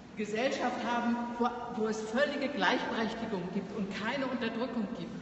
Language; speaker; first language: German; native; German